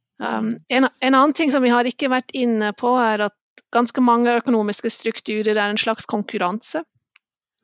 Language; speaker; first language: Norwegian; non-native, fluent; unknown